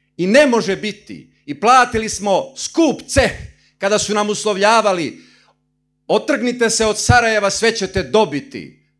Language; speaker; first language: Bosnian; native; Bosnian